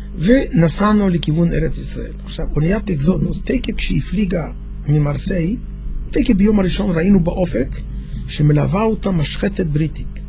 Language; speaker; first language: Hebrew; non-native, fluent; Yiddish